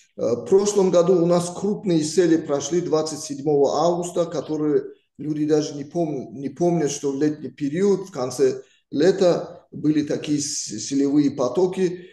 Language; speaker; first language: Russian; non-native, local second language; Tajik